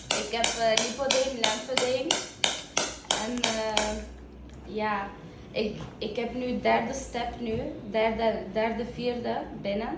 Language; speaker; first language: Dutch; early bilingual, other home language; Turkish